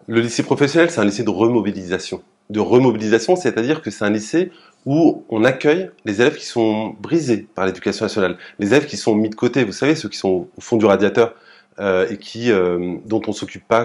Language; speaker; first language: French; native; French